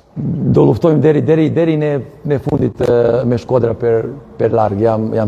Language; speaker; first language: Albanian; non-native, learner; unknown